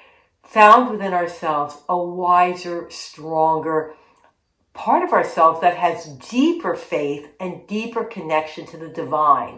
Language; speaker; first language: English; native; English